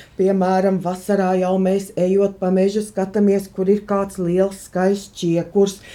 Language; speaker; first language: Latvian; native; Latvian